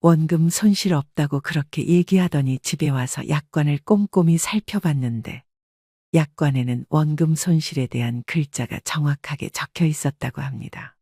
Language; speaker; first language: Korean; native; Korean